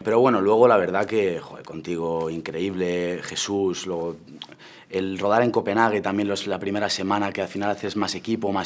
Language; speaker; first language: Spanish; native; Spanish